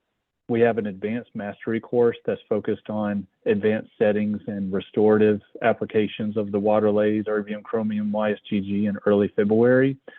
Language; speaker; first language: English; native; English